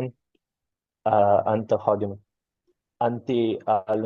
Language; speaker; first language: Arabic; non-native, learner; Urdu